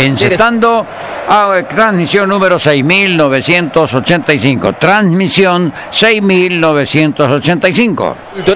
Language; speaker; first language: Spanish; native; Spanish